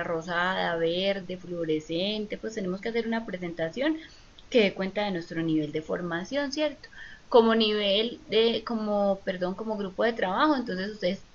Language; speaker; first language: Spanish; native; Spanish